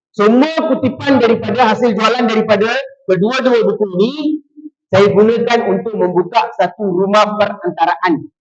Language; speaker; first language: Malay; non-native, local second language; Tamil